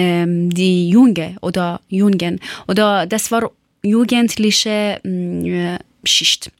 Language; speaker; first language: German; non-native, fluent; Persian